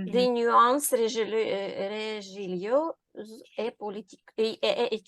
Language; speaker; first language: French; non-native, learner; Ukrainian